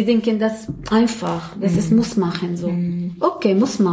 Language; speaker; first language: German; non-native, learner; Arabic